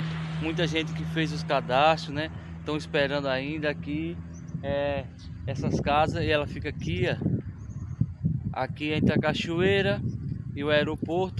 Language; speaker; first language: Portuguese; native; Portuguese